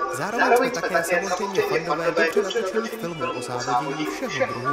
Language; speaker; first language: Czech; native; Czech